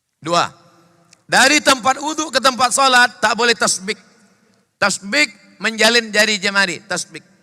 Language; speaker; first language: Malay; native; Malay